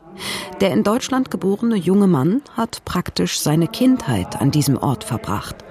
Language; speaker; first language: German; native; German